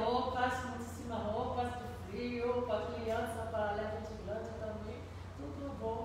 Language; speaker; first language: Portuguese; non-native, learner; Spanish